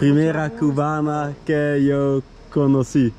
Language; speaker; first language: Spanish; non-native, learner; Dutch